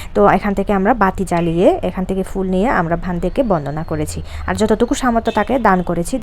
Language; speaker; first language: Bangla; non-native, local second language; Chakma